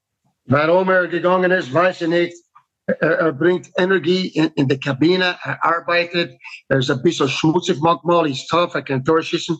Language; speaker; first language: German; non-native, fluent; English